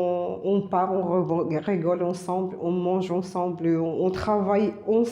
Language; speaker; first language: French; non-native, learner; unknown